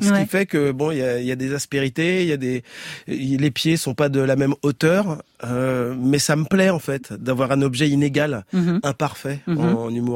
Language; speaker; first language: French; native; French